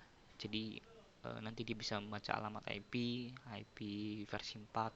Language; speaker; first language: Indonesian; native; Indonesian